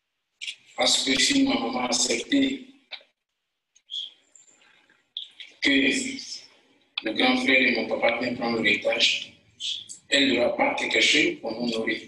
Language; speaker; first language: French; non-native, learner; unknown